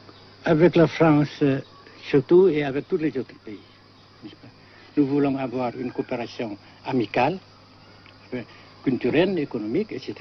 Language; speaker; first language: French; non-native, local second language; Vietnamese